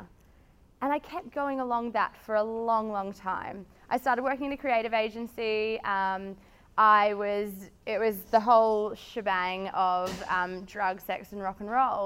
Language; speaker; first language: English; native; English